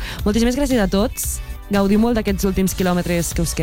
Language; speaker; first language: Catalan; native; Catalan